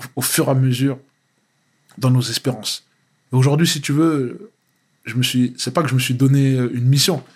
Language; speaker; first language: French; native; French